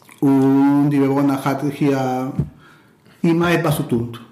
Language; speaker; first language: German; non-native, learner; Spanish